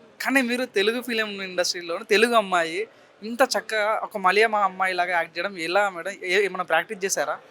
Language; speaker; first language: Telugu; native; Telugu